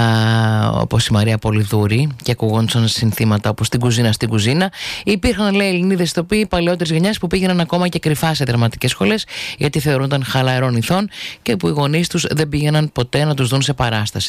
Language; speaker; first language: Greek; native; Greek